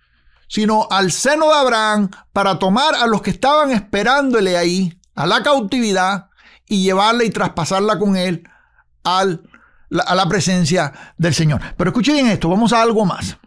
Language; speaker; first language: Spanish; native; Spanish